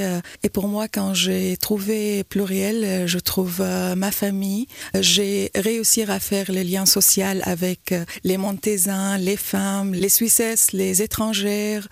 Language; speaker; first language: French; non-native, learner; Arabic